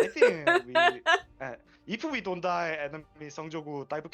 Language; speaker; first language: English; non-native, learner; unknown